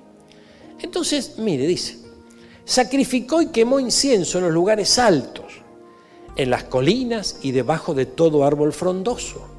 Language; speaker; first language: Spanish; native; Spanish